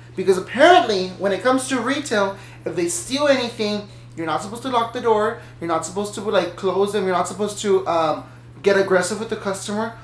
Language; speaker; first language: English; early bilingual, other home language; Spanish